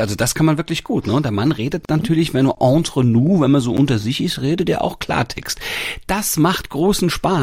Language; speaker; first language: German; native; German